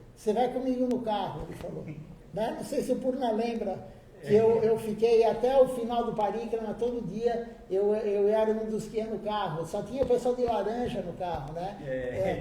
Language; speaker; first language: Portuguese; native; Portuguese